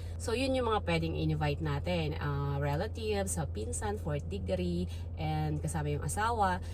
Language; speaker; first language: Filipino; native; Filipino